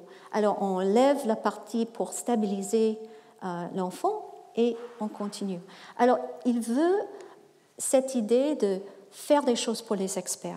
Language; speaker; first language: French; non-native, fluent; English